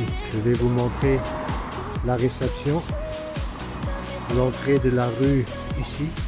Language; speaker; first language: French; non-native, fluent; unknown